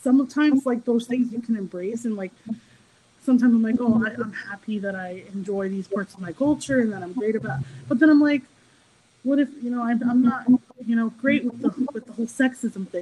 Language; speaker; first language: English; native; English